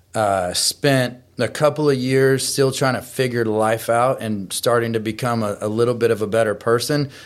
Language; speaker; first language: English; native; English